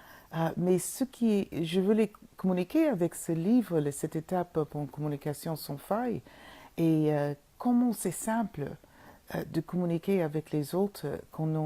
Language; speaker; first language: French; non-native, fluent; English